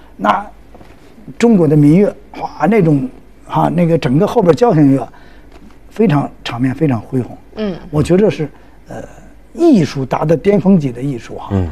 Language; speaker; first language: Chinese; native; Chinese